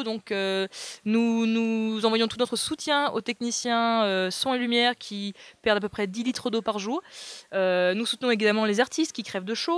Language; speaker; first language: French; native; French